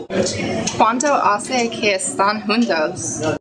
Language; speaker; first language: Spanish; non-native, learner; English